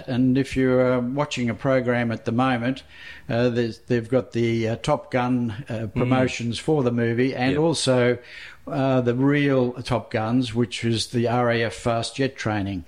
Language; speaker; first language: English; native; English